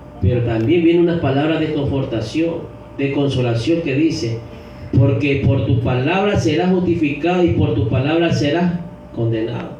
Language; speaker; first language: Spanish; native; Spanish